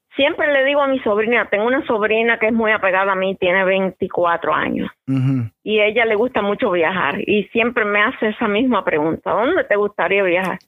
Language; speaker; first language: Spanish; native; Spanish